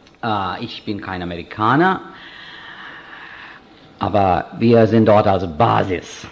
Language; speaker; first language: German; non-native, fluent; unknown